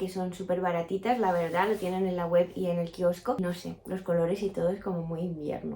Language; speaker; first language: Spanish; native; Spanish